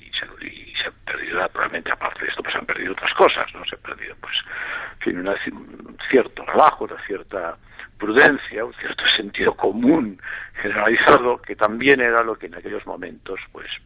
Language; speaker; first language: Spanish; native; Spanish